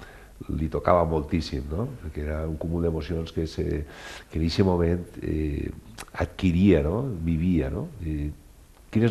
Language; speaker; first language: Catalan; native; Catalan